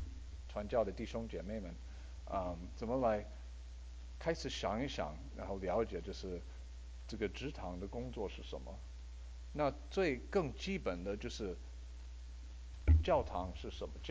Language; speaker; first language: Chinese; early bilingual, heritage; Chinese